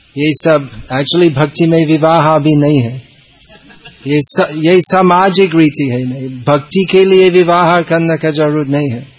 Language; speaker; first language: Hindi; non-native, fluent; English